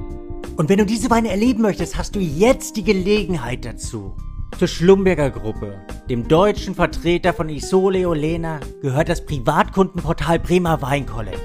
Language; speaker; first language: German; native; German